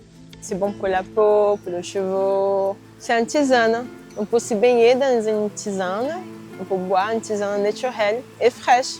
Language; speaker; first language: French; non-native, learner; Portuguese